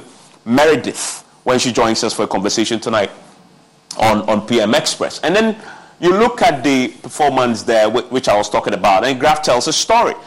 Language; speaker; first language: English; non-native, local second language; Akan